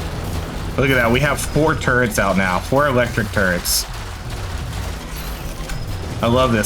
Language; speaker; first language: English; native; English